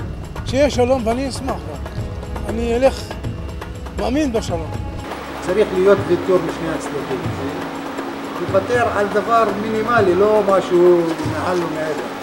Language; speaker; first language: Hebrew; non-native, local second language; Arabic